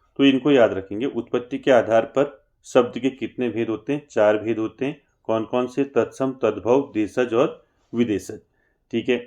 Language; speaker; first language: Hindi; native; Hindi